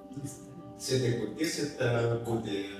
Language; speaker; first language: French; non-native, local second language; Malagasy